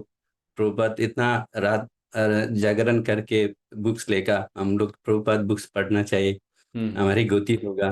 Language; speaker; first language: Hindi; non-native, local second language; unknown